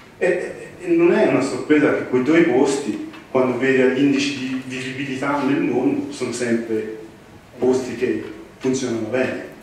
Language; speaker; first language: Italian; early bilingual, heritage; English